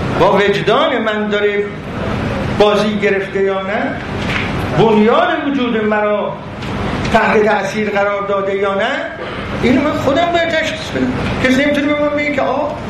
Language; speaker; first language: Persian; non-native, local second language; Azerbaijani